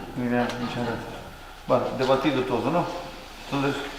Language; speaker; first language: Spanish; non-native, local second language; Galician